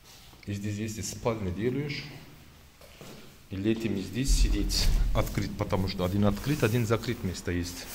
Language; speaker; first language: Russian; non-native, learner; Turkish